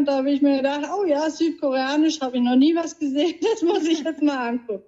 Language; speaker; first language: German; native; German